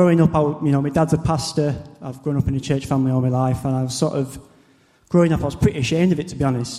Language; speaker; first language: English; native; English